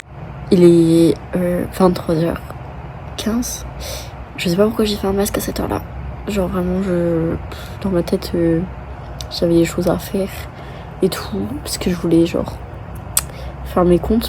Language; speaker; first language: French; native; French